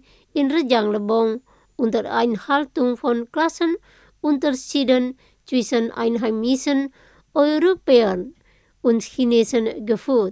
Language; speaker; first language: German; non-native, fluent; Indonesian